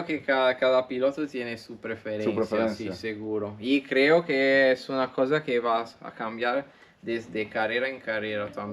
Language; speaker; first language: Spanish; non-native, learner; Italian